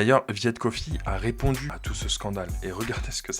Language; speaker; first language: French; native; French